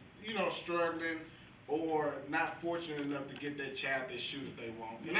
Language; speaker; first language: English; native; English